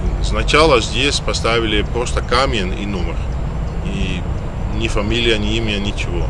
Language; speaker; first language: Russian; non-native, fluent; Dutch